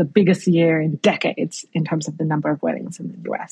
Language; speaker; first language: English; native; English